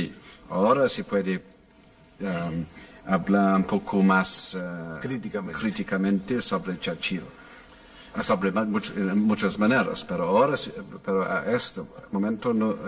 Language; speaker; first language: Spanish; non-native, fluent; English